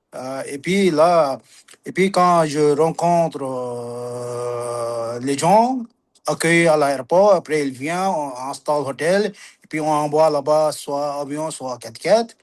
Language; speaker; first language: French; non-native, learner; Sherpa